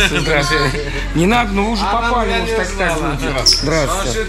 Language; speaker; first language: Russian; native; Russian